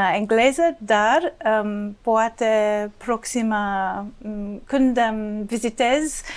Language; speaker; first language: Romanian; non-native, learner; English